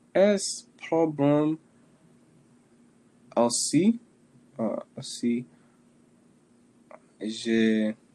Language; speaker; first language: French; non-native, learner; English